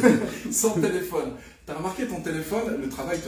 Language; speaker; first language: French; native; French